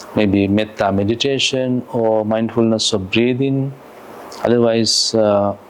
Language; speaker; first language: English; non-native, local second language; Sinhala